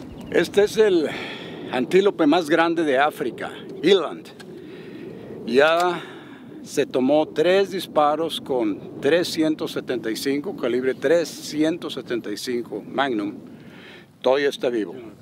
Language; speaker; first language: Spanish; native; Spanish